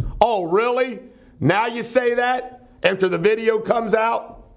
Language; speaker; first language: English; native; English